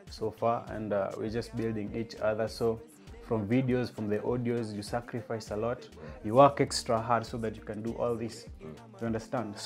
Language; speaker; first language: English; non-native, local second language; Luo (Kenya and Tanzania)